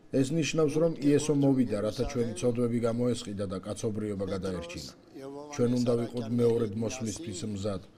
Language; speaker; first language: Georgian; non-native, local second language; Armenian